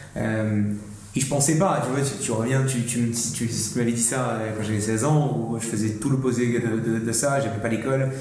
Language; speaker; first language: French; native; French